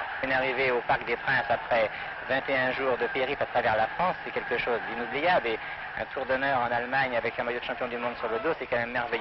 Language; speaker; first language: French; native; French